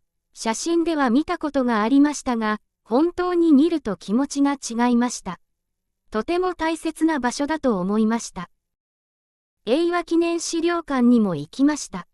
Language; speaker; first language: Japanese; non-native, fluent; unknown